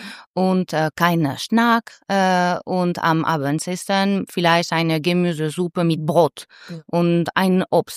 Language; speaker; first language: German; non-native, learner; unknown